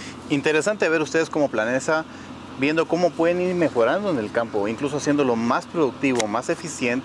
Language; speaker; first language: Spanish; native; Spanish